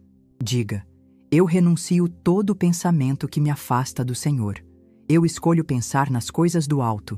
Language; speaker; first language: Portuguese; native; Portuguese